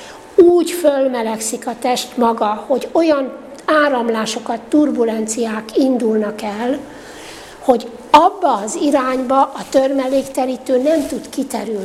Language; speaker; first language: Hungarian; native; Hungarian